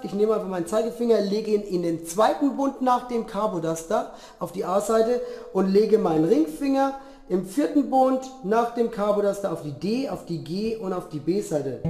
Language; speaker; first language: German; native; German